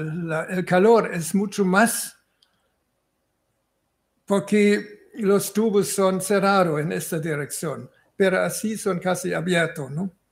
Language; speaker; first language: Spanish; non-native, fluent; German